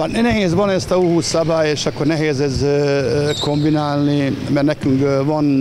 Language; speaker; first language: Hungarian; non-native, fluent; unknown